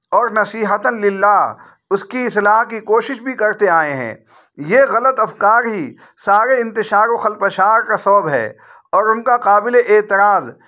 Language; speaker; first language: Hindi; native; Hindi